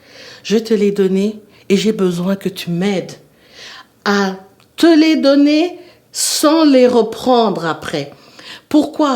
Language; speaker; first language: French; native; French